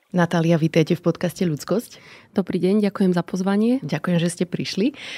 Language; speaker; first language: Slovak; native; Slovak